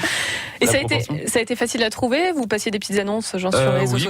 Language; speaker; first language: French; native; French